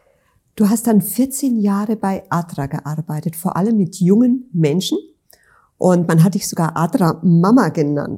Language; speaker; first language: German; native; German